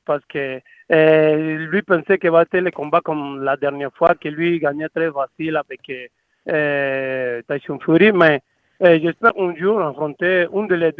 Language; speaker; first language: French; non-native, learner; Spanish